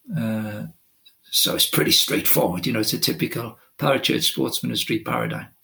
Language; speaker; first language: English; non-native, local second language; Welsh